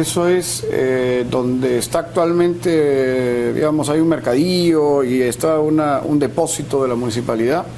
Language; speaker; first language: Spanish; native; Spanish